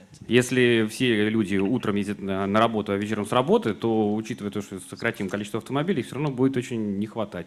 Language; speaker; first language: Russian; native; Russian